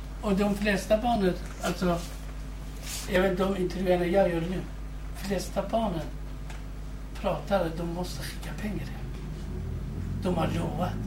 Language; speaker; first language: Swedish; non-native, fluent; Kurdish